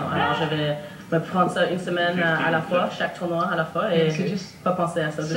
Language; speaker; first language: French; non-native, local second language; English